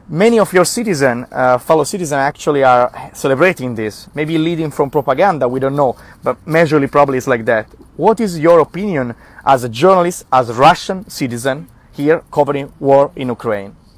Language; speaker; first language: English; non-native, fluent; Italian